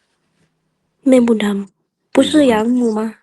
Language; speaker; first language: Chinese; non-native, learner; Lao